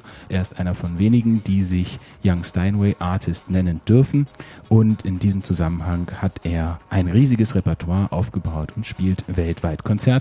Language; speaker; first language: German; native; German